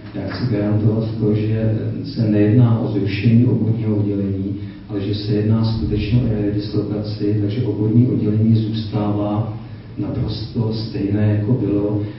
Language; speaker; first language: Czech; native; Czech